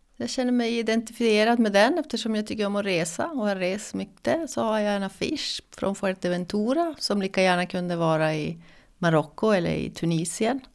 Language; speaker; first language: Swedish; native; Swedish